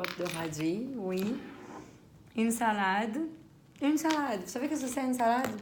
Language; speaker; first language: French; non-native, fluent; Portuguese